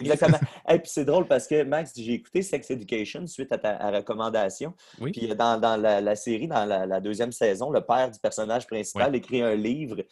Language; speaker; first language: French; native; French